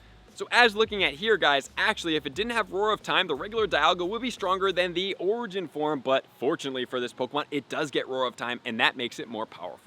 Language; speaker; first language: English; native; English